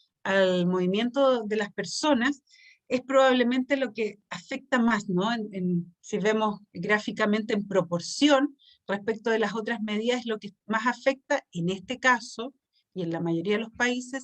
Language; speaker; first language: Spanish; native; Spanish